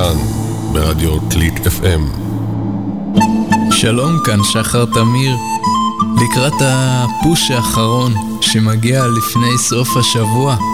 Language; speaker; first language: Hebrew; native; Hebrew